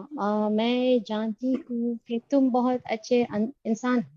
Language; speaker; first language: Hindi; non-native, learner; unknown